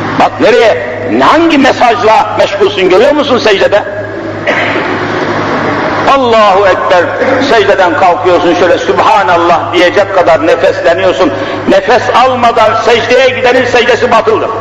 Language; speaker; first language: Turkish; native; Turkish